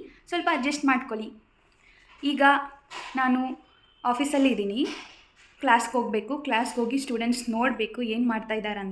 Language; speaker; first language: Kannada; non-native, local second language; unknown